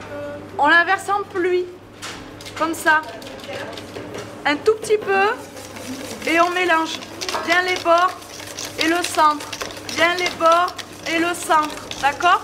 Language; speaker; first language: French; native; French